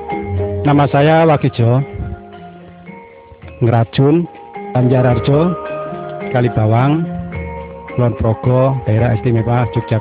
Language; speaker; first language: Indonesian; non-native, local second language; Javanese